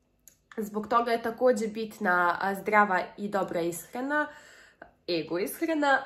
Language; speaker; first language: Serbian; early bilingual, heritage; Serbian